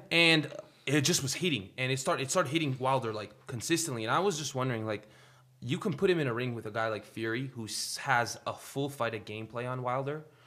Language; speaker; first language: English; native; English